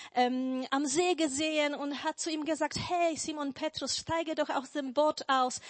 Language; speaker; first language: German; non-native, fluent; Polish